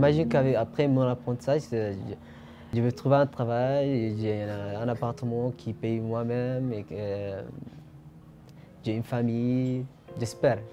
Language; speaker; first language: French; non-native, fluent; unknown